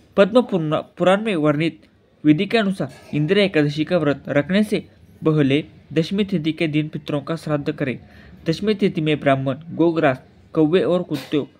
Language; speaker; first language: Hindi; non-native, local second language; Marathi